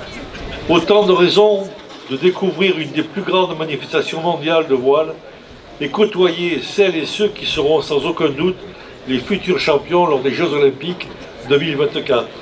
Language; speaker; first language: French; native; French